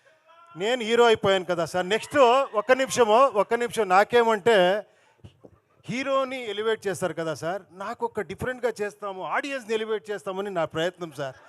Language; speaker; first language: Telugu; non-native, local second language; Kannada